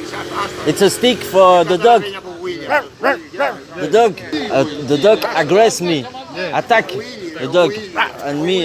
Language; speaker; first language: English; non-native, learner; French